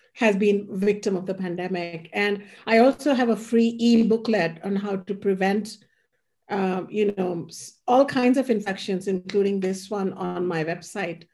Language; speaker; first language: English; non-native, local second language; Hindi